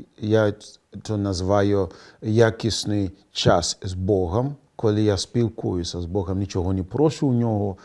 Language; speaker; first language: Ukrainian; non-native, fluent; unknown